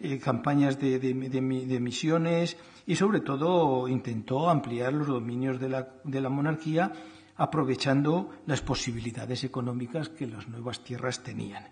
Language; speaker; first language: Spanish; native; Spanish